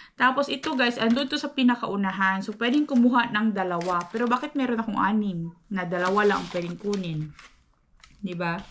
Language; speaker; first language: Filipino; non-native, local second language; Cebuano